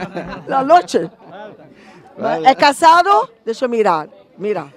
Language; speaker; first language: Spanish; non-native, learner; Portuguese